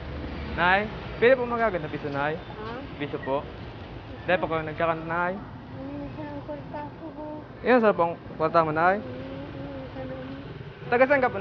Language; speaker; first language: Filipino; non-native, local second language; Bikol